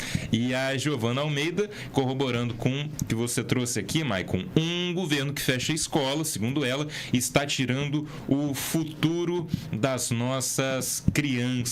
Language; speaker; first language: Portuguese; native; Portuguese